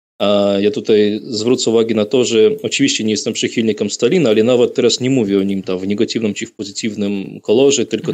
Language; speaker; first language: Polish; non-native, fluent; Russian